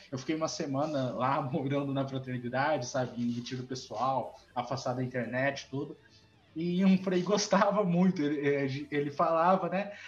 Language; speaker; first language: Portuguese; native; Portuguese